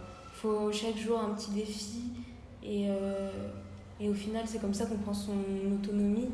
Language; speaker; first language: French; native; French